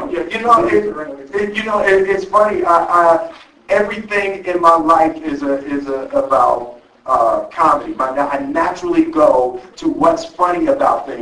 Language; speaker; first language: English; native; English